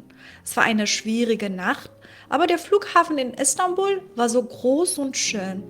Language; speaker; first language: German; non-native, fluent; Persian